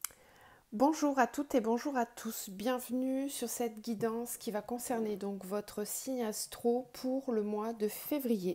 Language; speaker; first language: French; native; French